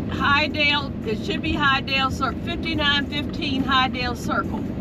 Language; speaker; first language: English; native; English